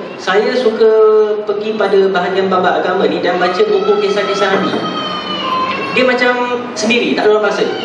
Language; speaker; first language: Malay; non-native, local second language; Tamil